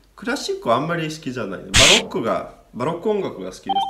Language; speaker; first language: Japanese; non-native, fluent; Italian